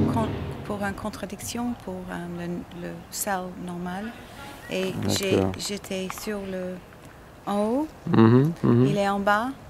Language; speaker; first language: French; non-native, learner; English